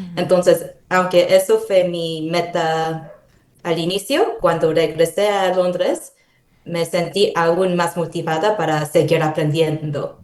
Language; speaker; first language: Spanish; non-native, fluent; Korean